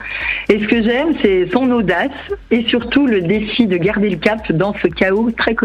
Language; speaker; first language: French; native; French